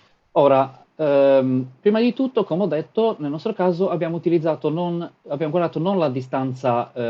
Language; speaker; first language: Italian; native; Italian